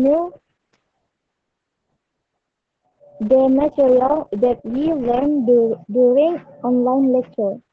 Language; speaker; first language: English; non-native, learner; Indonesian